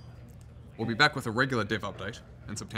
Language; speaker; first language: English; native; English